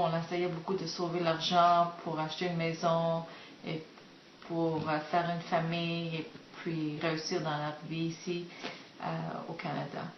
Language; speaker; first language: French; non-native, fluent; Greek